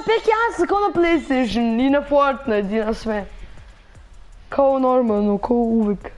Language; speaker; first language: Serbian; early bilingual, heritage; Serbian